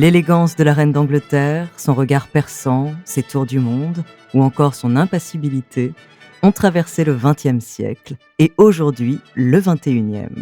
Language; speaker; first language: French; native; French